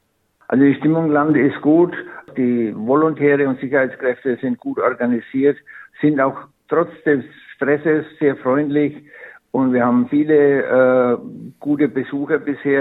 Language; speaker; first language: German; native; German